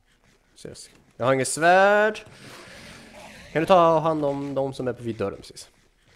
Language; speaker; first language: Swedish; native; Swedish